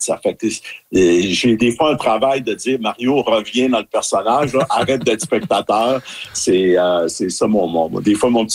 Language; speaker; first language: French; native; French